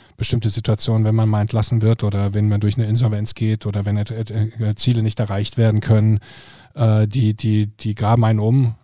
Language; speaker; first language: German; non-native, fluent; Icelandic